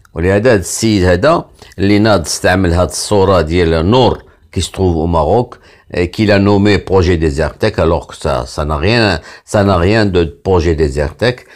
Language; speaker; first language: French; non-native, local second language; Arabic